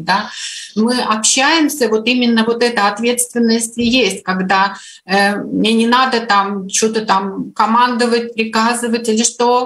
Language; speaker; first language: Russian; native; Russian